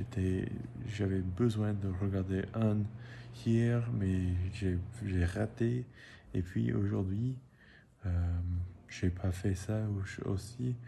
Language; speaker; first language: French; non-native, learner; English